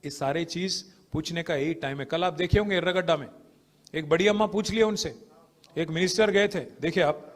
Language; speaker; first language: Hindi; non-native, local second language; Telugu